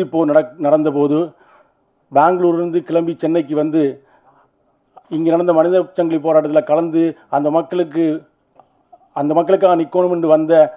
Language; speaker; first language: Tamil; native; Tamil